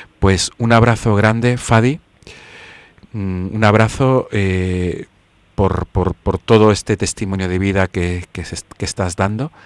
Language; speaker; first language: Spanish; native; Spanish